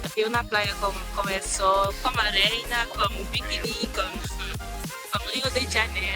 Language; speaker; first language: Portuguese; non-native, learner; French